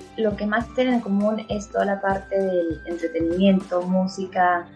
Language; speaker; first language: Spanish; native; Spanish